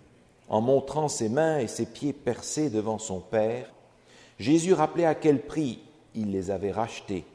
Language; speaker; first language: French; native; French